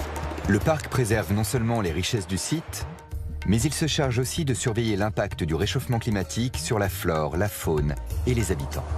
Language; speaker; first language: French; native; French